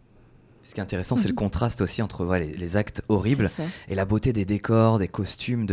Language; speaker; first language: French; native; French